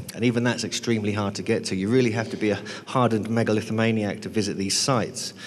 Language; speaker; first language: English; native; English